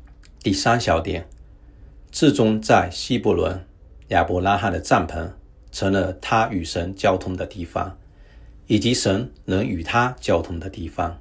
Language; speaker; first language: Chinese; native; Chinese